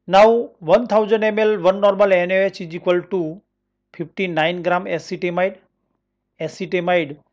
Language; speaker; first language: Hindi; non-native, local second language; Marathi